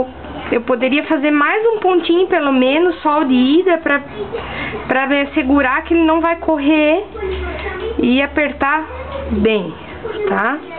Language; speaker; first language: Portuguese; native; Portuguese